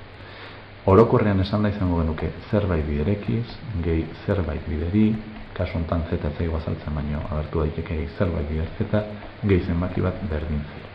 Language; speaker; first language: Basque; native; Basque